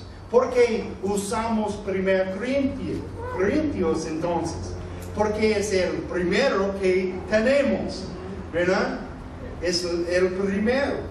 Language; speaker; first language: Spanish; non-native, fluent; English